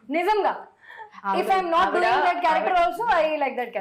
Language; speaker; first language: Telugu; non-native, fluent; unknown